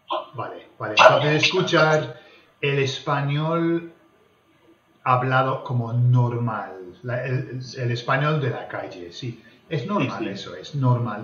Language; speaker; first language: Spanish; non-native, fluent; English